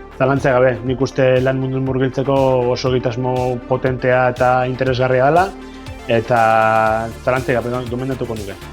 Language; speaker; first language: Basque; native; Basque